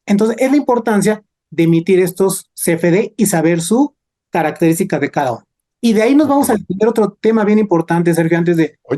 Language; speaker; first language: Spanish; native; Spanish